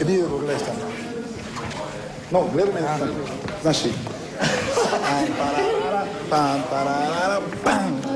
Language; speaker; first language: Bulgarian; non-native, learner; Spanish